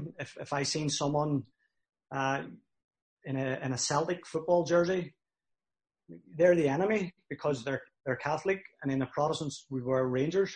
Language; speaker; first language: English; native; English